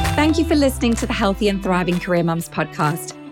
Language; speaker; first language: English; native; English